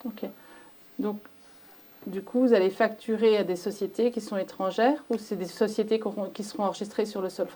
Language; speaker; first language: French; native; French